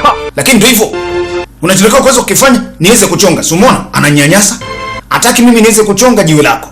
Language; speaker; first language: Swahili; native; Swahili